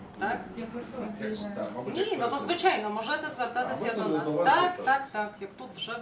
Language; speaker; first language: Ukrainian; non-native, fluent; Polish